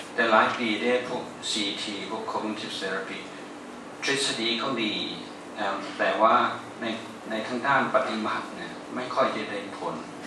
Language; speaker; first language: Thai; non-native, fluent; English